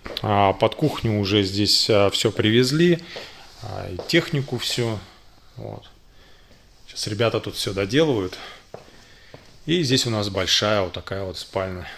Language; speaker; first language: Russian; native; Russian